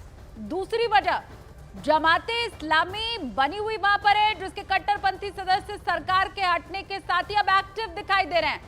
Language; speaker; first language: Hindi; native; Hindi